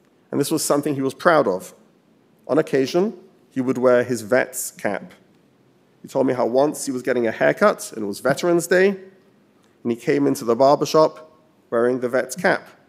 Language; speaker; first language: English; native; English